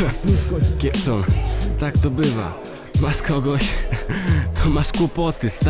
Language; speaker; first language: Polish; native; Polish